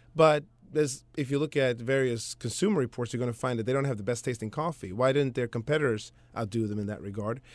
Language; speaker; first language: English; early bilingual, other home language; Swedish